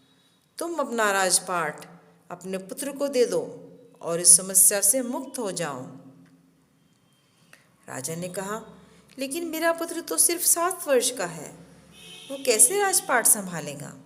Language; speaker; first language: Hindi; native; Hindi